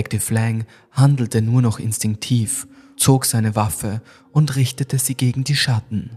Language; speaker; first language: German; native; German